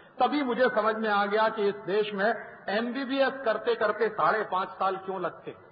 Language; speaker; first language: Hindi; native; Hindi